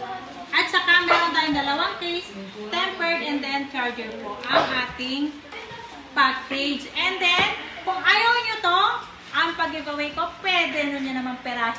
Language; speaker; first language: Filipino; native; Filipino